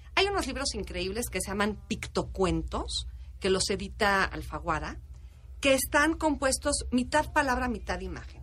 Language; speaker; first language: Spanish; native; Spanish